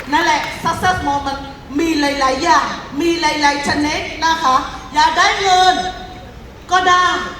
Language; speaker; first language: Thai; non-native, fluent; Burmese